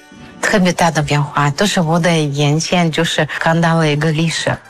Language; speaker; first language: Chinese; non-native, fluent; Russian